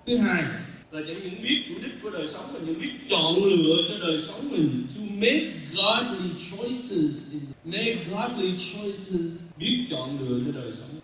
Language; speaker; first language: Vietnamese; early bilingual, heritage; Vietnamese